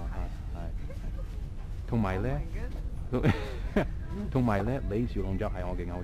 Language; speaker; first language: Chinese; non-native, fluent; English